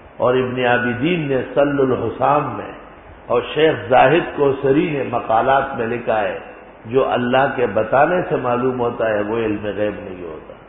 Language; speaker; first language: Urdu; non-native, local second language; Pashto